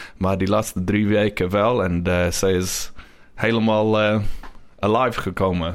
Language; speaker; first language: Dutch; non-native, learner; English